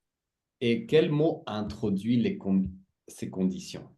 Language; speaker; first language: French; native; French